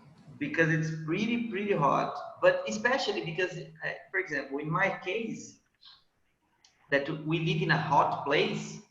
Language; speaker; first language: English; non-native, fluent; Portuguese